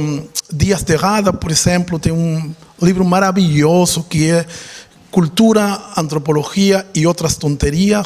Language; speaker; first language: Portuguese; non-native, fluent; Spanish